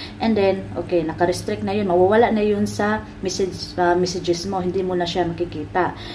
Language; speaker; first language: Filipino; non-native, local second language; Cebuano